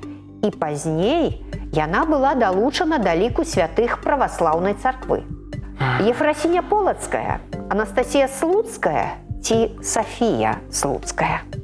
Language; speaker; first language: Belarusian; native; Belarusian